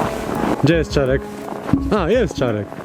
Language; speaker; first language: Polish; native; Polish